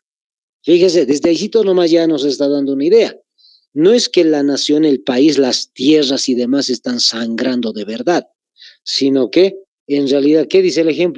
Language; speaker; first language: Spanish; native; Spanish